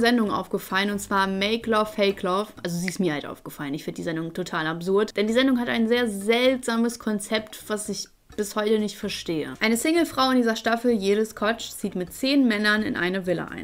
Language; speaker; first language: German; native; German